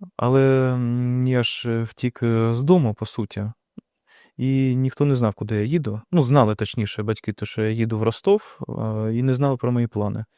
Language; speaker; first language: Ukrainian; non-native, local second language; Russian